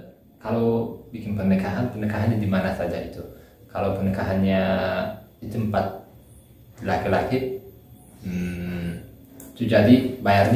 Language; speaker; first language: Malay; non-native, learner; Turkish